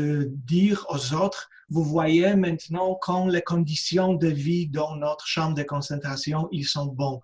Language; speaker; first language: French; non-native, fluent; Polish